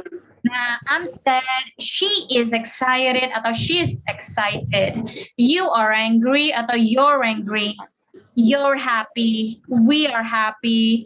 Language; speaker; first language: English; non-native, fluent; Indonesian